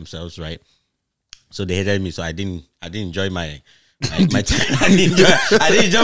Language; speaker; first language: English; non-native, local second language; Igbo